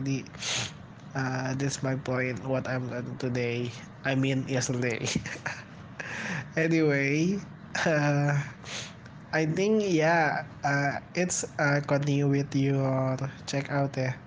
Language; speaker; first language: English; non-native, learner; Indonesian